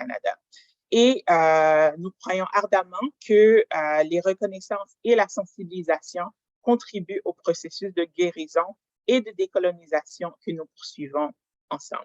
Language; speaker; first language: French; native; French